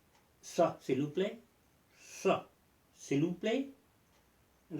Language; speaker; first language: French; non-native, learner; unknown